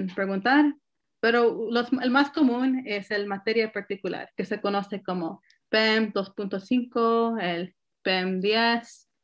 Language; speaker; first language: Spanish; early bilingual, heritage; Spanish